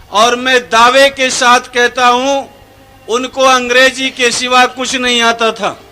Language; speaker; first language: Hindi; non-native, fluent; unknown